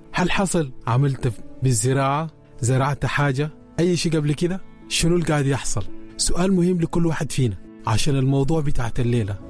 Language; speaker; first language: Arabic; native; Arabic